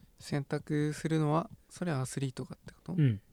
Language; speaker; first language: Japanese; native; Japanese